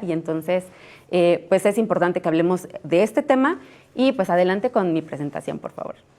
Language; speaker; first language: Spanish; native; Spanish